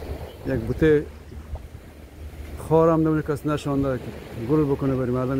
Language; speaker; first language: Persian; native; Persian